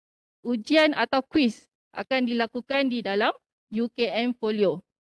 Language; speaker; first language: Malay; native; Malay